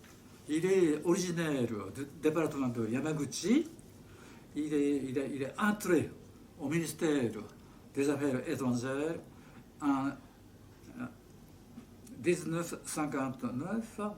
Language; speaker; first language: French; non-native, fluent; Japanese